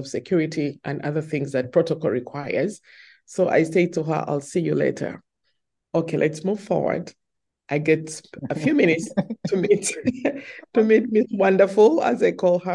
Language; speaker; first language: English; non-native, local second language; Ganda